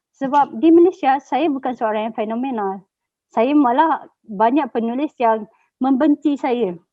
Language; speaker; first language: Malay; native; Malay